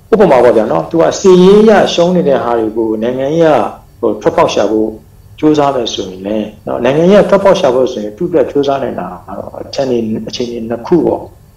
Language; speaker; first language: Burmese; non-native, local second language; Shan